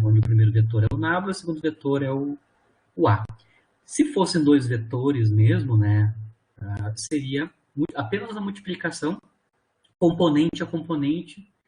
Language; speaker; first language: Portuguese; native; Portuguese